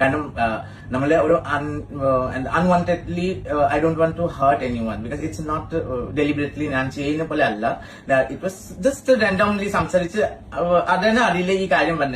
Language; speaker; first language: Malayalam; non-native, fluent; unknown